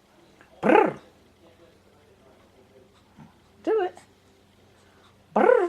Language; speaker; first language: English; native; English